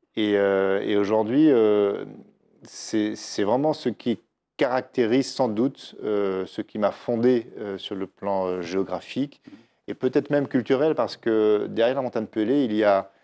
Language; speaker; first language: French; native; French